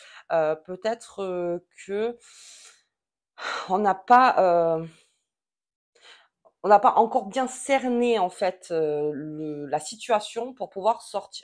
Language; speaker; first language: French; native; French